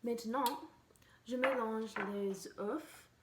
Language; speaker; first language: French; non-native, learner; English